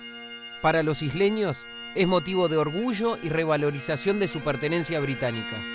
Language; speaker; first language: Spanish; native; Spanish